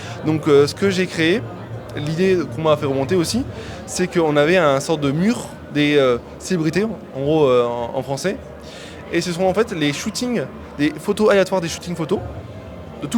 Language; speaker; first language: French; native; French